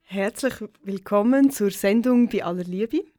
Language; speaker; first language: German; native; German